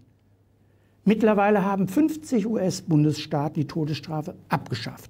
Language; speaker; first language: German; native; German